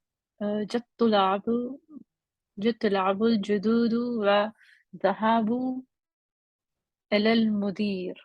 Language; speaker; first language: Arabic; non-native, learner; Urdu